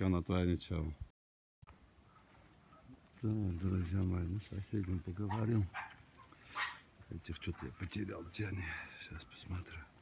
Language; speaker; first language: Russian; native; Russian